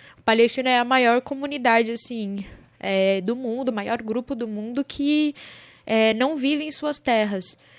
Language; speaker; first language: Portuguese; early bilingual, other home language; Arabic